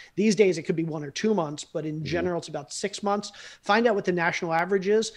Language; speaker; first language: English; native; English